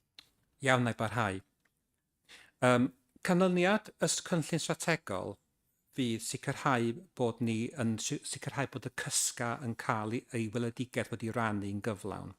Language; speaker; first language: Welsh; native; Welsh